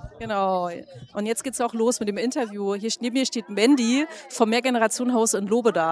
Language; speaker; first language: German; native; German